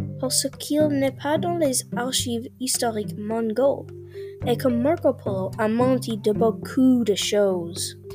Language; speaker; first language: French; non-native, learner; English